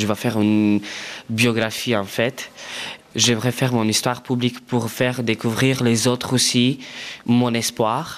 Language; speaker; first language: French; non-native, fluent; Romanian